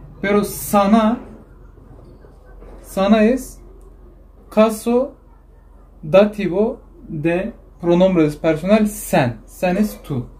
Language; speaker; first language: Spanish; non-native, learner; Turkish